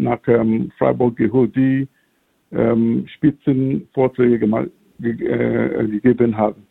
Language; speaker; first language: German; non-native, fluent; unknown